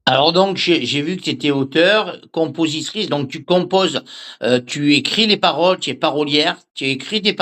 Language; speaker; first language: French; native; French